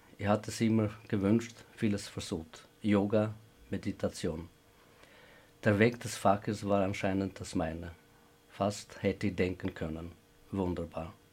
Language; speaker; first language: German; non-native, fluent; Albanian